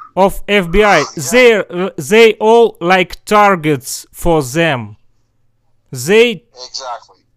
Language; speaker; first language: English; non-native, learner; Russian